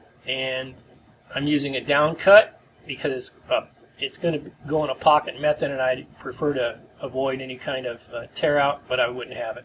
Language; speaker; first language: English; native; English